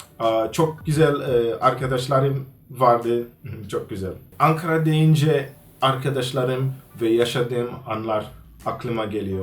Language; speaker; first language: Turkish; non-native, fluent; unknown